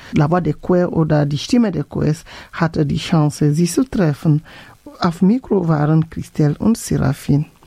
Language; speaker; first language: German; non-native, fluent; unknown